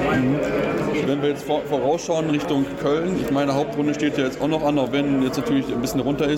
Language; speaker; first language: German; native; German